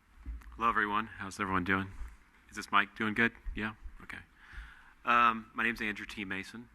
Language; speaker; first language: English; native; English